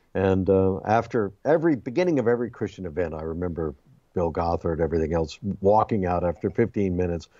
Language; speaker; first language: English; native; English